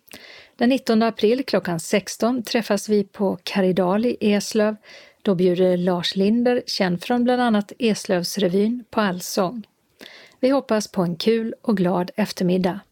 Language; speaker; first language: Swedish; native; Swedish